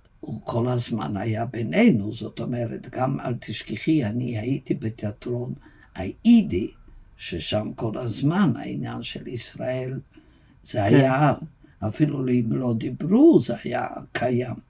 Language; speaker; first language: Hebrew; non-native, fluent; Yiddish